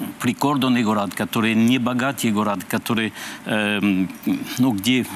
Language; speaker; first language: Russian; non-native, learner; French